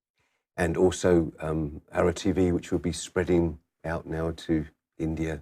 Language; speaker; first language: English; native; English